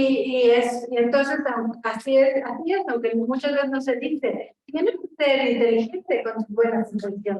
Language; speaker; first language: Spanish; native; Spanish